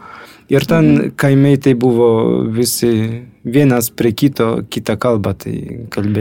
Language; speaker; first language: Lithuanian; non-native, fluent; Polish